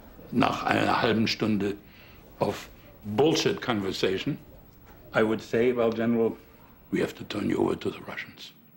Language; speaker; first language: English; non-native, fluent; German